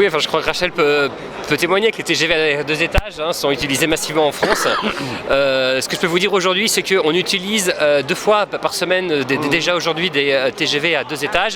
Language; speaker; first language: French; native; French